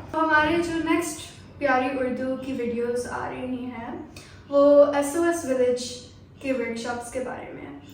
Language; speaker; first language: Urdu; early bilingual, heritage; Urdu